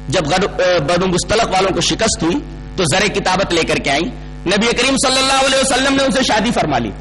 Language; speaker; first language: Urdu; native; Urdu